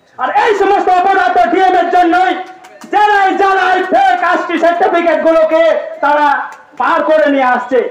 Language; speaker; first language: Bangla; non-native, local second language; Santali